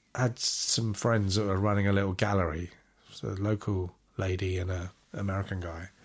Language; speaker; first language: English; native; English